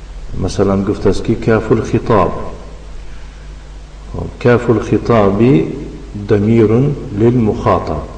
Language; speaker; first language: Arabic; non-native, fluent; Tajik